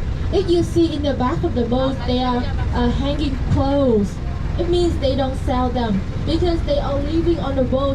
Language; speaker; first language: English; non-native, fluent; Vietnamese